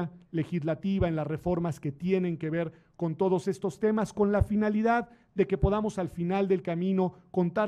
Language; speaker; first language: Spanish; native; Spanish